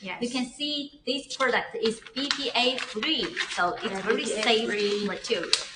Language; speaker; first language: English; non-native, learner; Chinese